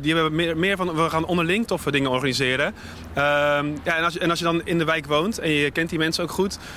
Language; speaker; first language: Dutch; native; Dutch